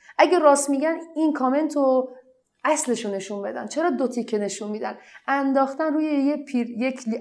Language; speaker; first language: Persian; non-native, local second language; Arabic